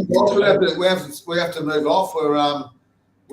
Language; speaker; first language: English; native; English